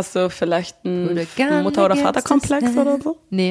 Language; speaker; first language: German; native; German